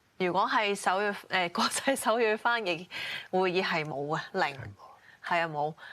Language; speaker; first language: Cantonese; non-native, local second language; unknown